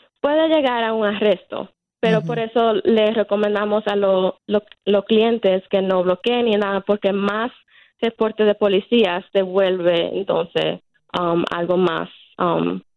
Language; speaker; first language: Spanish; early bilingual, heritage; Spanish